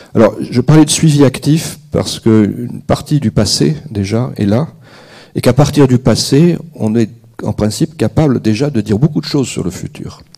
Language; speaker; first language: French; native; French